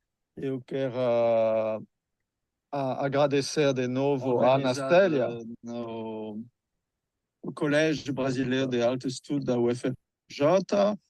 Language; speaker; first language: Portuguese; non-native, learner; French